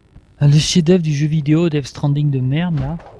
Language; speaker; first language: French; native; French